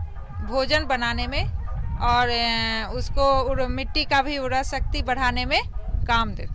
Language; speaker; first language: Hindi; native; Hindi